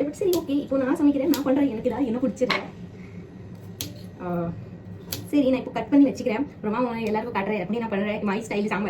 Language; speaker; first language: Tamil; non-native, learner; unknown